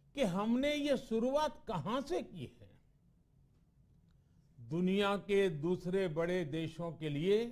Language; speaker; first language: Hindi; non-native, local second language; Gujarati